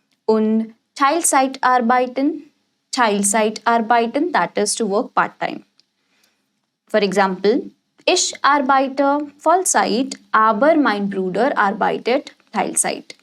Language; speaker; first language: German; non-native, fluent; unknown